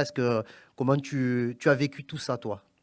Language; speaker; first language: French; native; French